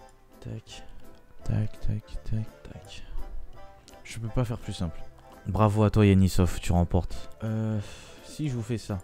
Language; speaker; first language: French; native; French